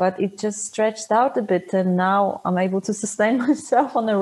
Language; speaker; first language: English; non-native, fluent; Polish